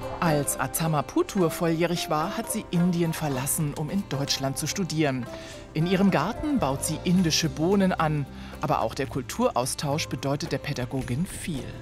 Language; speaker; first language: German; native; German